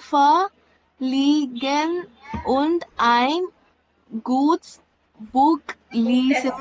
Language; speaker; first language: German; non-native, learner; Tamil